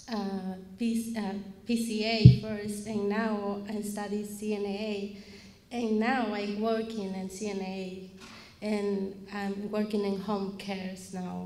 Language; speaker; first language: English; non-native, learner; Spanish